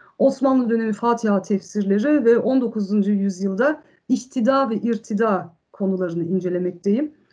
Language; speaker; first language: Turkish; early bilingual, heritage; Turkish